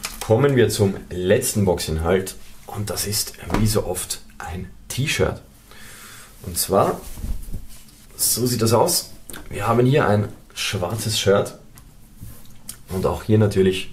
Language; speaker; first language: German; native; German